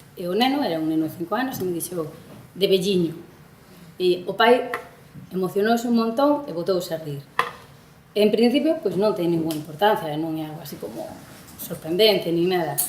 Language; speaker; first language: Galician; non-native, local second language; Spanish